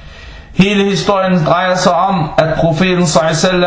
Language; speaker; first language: Danish; non-native, local second language; Arabic